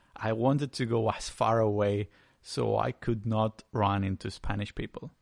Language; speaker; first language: English; non-native, fluent; Spanish